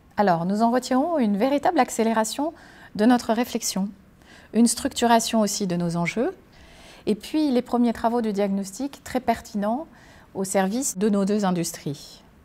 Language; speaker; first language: French; native; French